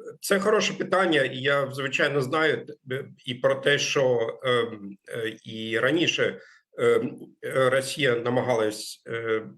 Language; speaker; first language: Ukrainian; non-native, fluent; German